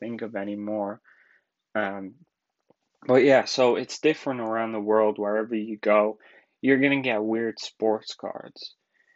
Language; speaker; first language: English; native; English